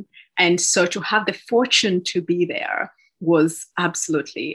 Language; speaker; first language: English; non-native, local second language; Gusii